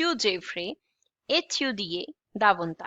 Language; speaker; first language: French; non-native, fluent; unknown